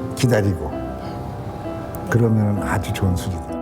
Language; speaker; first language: Korean; native; Korean